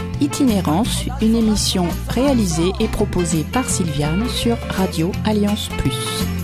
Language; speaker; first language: French; native; French